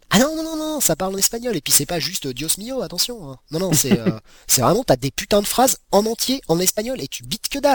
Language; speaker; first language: French; native; French